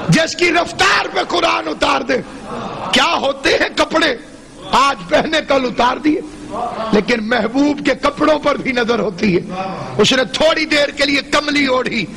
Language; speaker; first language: Urdu; non-native, local second language; Saraiki